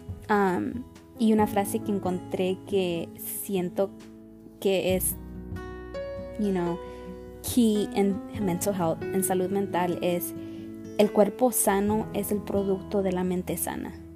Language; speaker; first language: Spanish; early bilingual, heritage; Spanish